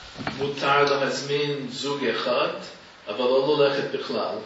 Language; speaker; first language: Hebrew; non-native, fluent; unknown